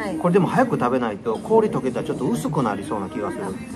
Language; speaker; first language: Japanese; native; Japanese